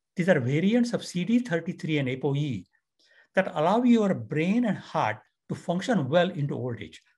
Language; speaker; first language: English; non-native, local second language; Marathi